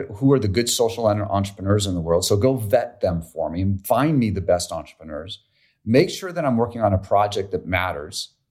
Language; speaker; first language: English; native; English